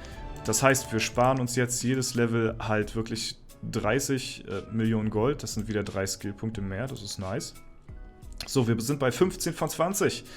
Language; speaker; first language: German; native; German